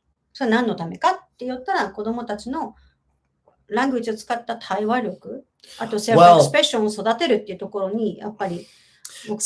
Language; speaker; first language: Japanese; native; Japanese